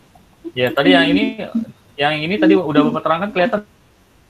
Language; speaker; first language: Indonesian; native; Indonesian